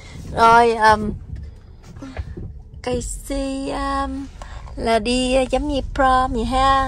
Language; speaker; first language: Vietnamese; native; Vietnamese